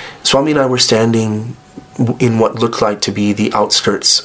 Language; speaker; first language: English; native; English